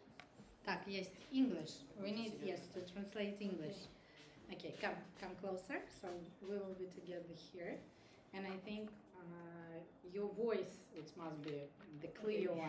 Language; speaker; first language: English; non-native, learner; Russian